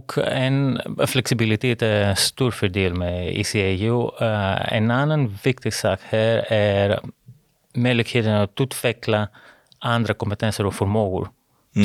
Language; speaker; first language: Swedish; non-native, fluent; Greek